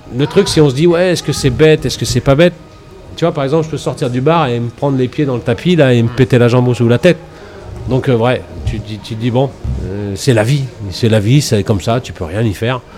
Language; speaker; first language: French; native; French